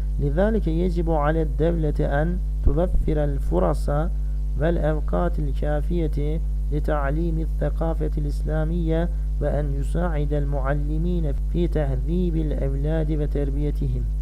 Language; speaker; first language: Arabic; non-native, fluent; Turkish